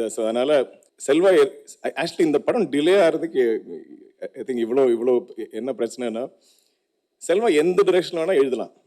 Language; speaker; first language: Tamil; non-native, local second language; Malayalam